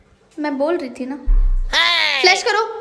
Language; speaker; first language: Hindi; native; Hindi